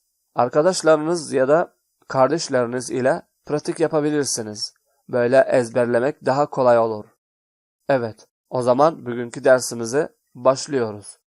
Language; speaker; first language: Turkish; non-native, fluent; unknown